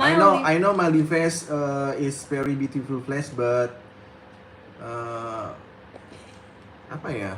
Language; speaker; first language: English; non-native, learner; Indonesian